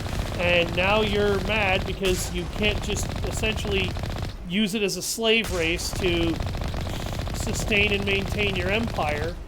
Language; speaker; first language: English; native; English